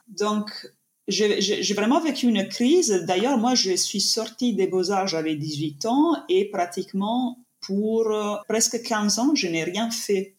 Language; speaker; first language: French; non-native, fluent; Italian